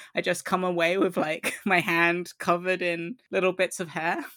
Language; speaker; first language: English; native; English